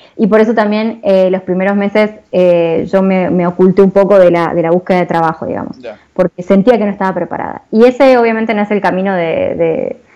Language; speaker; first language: Spanish; native; Spanish